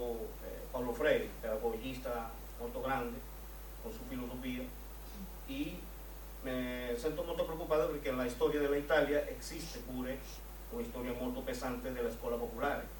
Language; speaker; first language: Italian; non-native, learner; Spanish